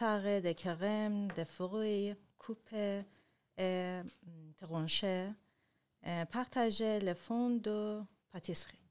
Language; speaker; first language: French; non-native, learner; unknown